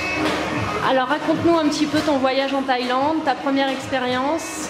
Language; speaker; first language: French; native; French